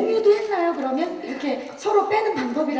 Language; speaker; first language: Korean; native; Korean